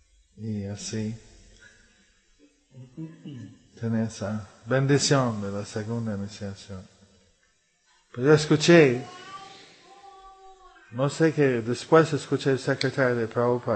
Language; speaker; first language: Spanish; non-native, fluent; English